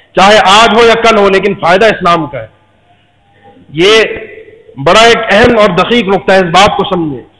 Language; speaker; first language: Urdu; native; Urdu